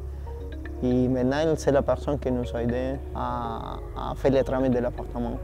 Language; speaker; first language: French; non-native, learner; Spanish